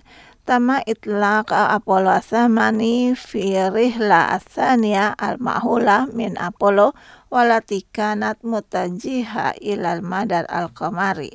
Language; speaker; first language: Arabic; non-native, fluent; Indonesian